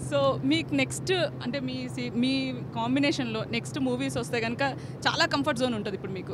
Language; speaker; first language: Telugu; native; Telugu